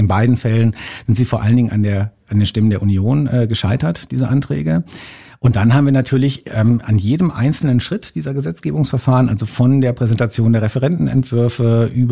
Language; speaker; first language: German; native; German